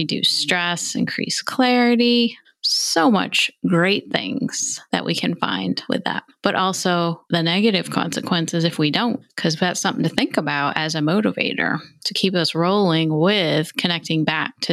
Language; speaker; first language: English; native; English